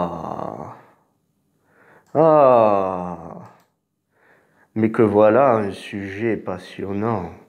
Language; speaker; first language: French; native; French